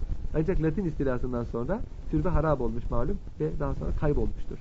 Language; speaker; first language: Turkish; native; Turkish